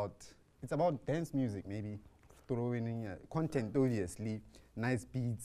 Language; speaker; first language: English; non-native, local second language; Tswana